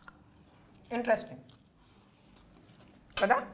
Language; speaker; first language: Telugu; non-native, fluent; Hindi